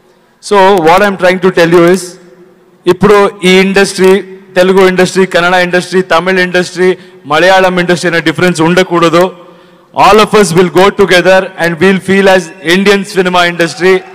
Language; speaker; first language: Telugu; non-native, learner; Kannada